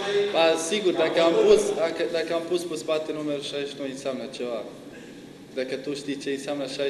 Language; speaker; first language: Romanian; non-native, learner; Bosnian